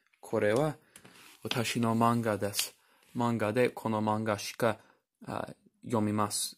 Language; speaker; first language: Japanese; non-native, learner; English